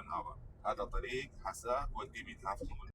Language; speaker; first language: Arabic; non-native, learner; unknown